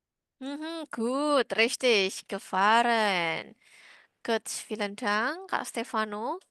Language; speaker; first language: German; non-native, learner; Indonesian